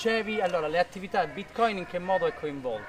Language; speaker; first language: Italian; native; Italian